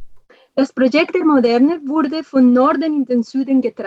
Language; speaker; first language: German; non-native, fluent; Spanish